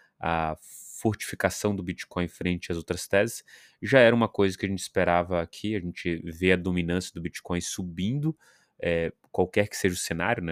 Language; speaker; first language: Portuguese; native; Portuguese